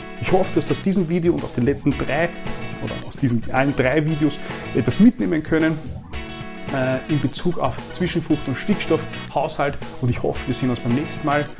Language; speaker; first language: German; native; German